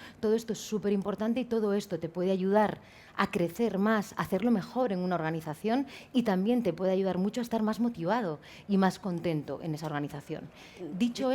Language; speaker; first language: Spanish; native; Spanish